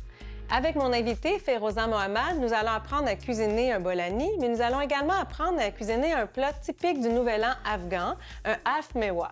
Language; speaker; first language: French; native; French